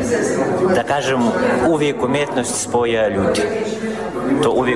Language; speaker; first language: Serbian; non-native, fluent; Russian